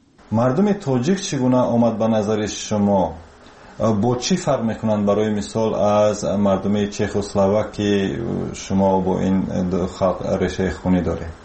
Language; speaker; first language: Tajik; native; Tajik